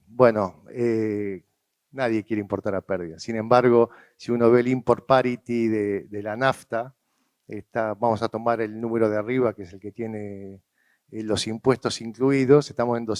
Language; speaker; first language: Spanish; native; Spanish